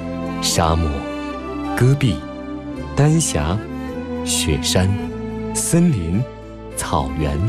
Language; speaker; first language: Chinese; native; Chinese